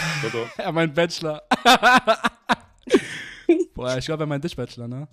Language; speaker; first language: German; native; German